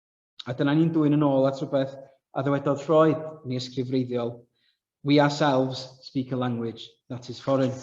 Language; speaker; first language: Welsh; native; Welsh